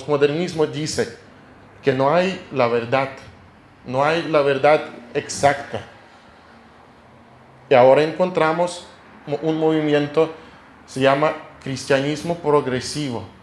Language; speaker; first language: Spanish; non-native, fluent; Russian